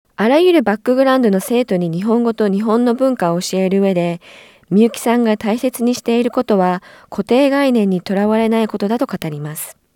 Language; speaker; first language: Japanese; native; Japanese